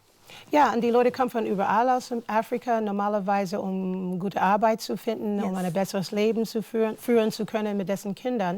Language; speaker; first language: German; non-native, fluent; English